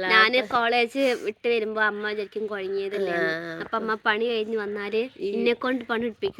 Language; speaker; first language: Malayalam; early bilingual, other home language; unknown